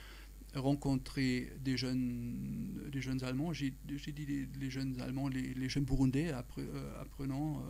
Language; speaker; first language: French; non-native, fluent; German